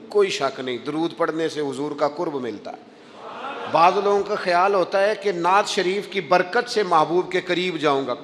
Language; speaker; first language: Urdu; non-native, local second language; Punjabi